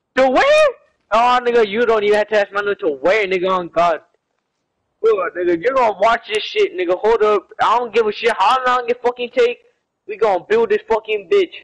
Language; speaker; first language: English; early bilingual, other home language; Spanish